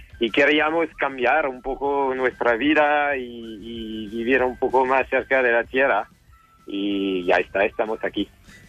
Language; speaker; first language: Spanish; non-native, learner; French